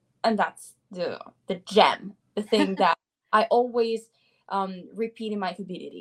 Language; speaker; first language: English; non-native, fluent; Italian